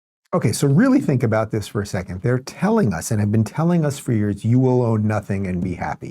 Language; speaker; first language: English; native; English